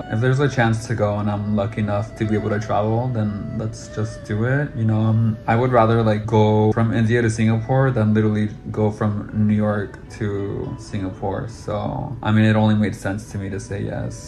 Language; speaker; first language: English; native; English